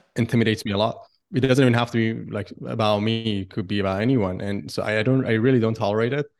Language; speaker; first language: English; non-native, fluent; Persian